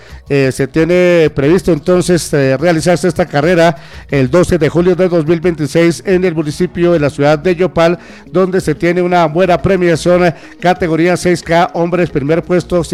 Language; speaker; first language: Spanish; native; Spanish